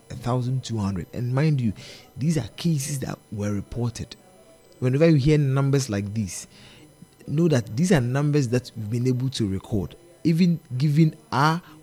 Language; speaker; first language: English; non-native, local second language; Akan